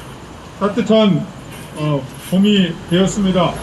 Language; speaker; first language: Korean; native; Korean